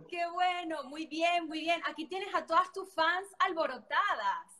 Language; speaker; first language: Spanish; native; Spanish